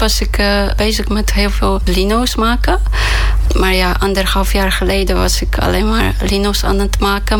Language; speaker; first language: Dutch; non-native, fluent; Polish